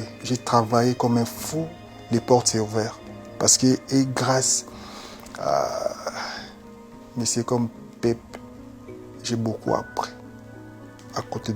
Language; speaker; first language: French; non-native, local second language; Lingala